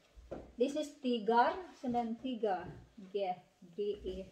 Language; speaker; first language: German; non-native, learner; Filipino